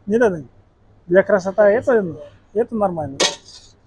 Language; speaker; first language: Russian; non-native, local second language; Kyrgyz